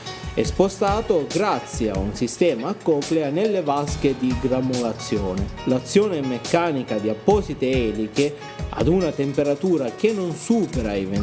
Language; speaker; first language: Italian; native; Italian